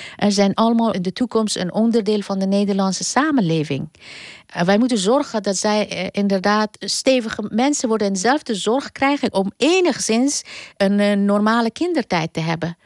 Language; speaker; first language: Dutch; non-native, fluent; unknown